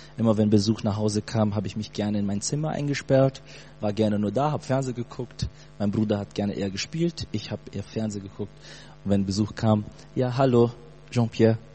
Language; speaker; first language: German; early bilingual, other home language; Portuguese